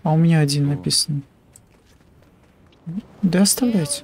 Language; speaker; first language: Russian; native; Russian